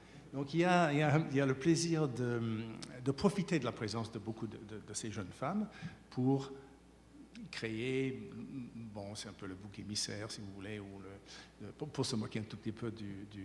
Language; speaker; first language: French; native; French